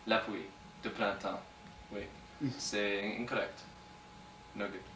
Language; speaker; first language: French; non-native, learner; English